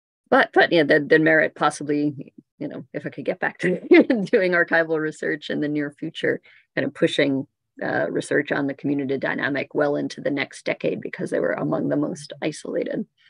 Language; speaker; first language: English; native; English